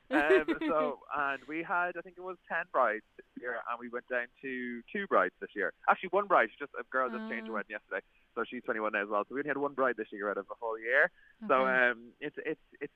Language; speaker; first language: English; native; English